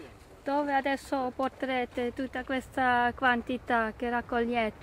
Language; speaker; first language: Italian; non-native, fluent; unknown